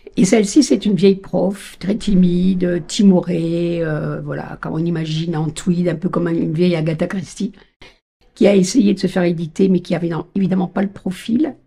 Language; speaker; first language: French; native; French